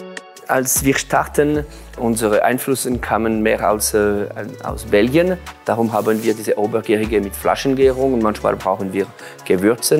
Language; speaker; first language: German; non-native, local second language; French